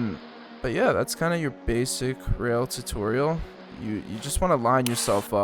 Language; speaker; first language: English; native; English